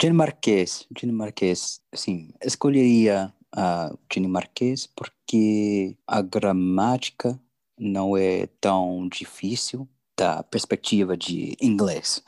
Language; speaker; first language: Portuguese; non-native, learner; English